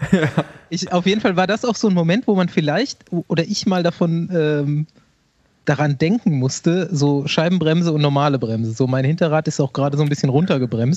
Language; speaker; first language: German; native; German